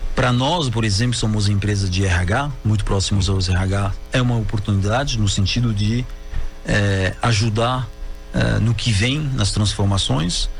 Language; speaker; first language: Portuguese; non-native, fluent; French